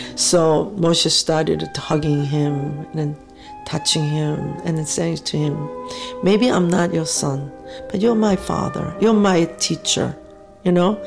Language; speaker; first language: English; non-native, fluent; Korean